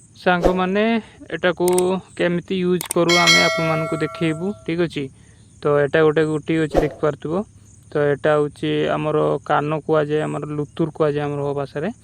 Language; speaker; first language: Odia; non-native, local second language; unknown